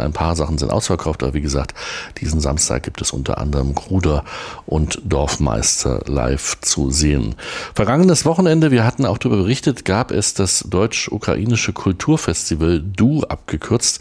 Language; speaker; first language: German; native; German